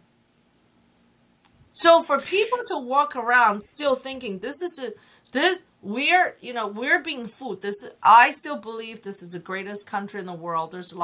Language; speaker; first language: English; non-native, fluent; Chinese